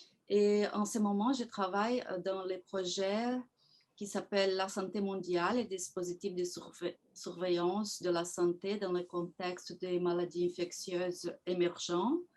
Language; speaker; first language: French; non-native, fluent; Portuguese